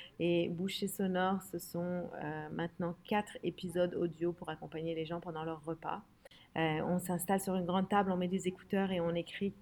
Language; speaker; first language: French; early bilingual, other home language; Arabic